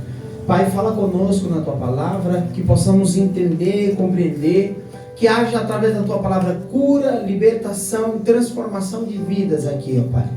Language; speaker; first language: Portuguese; native; Portuguese